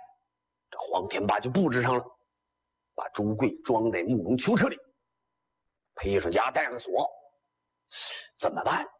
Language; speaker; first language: Chinese; native; Chinese